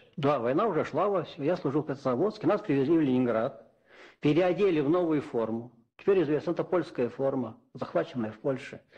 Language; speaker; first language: Russian; non-native, local second language; Finnish